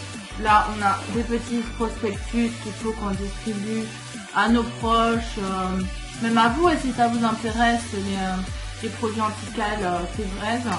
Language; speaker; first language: French; native; French